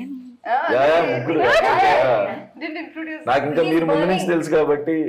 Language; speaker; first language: Telugu; native; Telugu